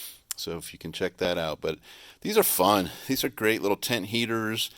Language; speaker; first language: English; native; English